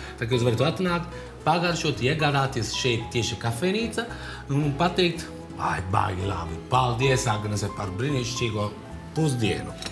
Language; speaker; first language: Latvian; non-native, fluent; Italian